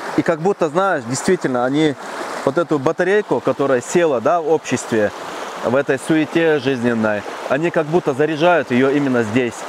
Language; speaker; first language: Russian; non-native, local second language; Chechen